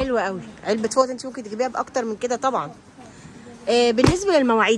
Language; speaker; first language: Arabic; native; Arabic